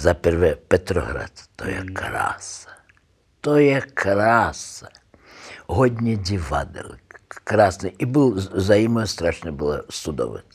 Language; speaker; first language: Czech; non-native, learner; Russian